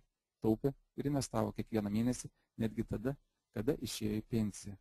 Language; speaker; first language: Lithuanian; native; Lithuanian